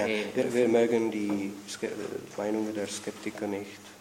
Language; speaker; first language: German; non-native, fluent; Czech